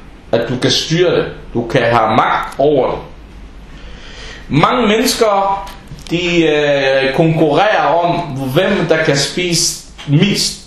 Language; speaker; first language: Danish; non-native, fluent; Arabic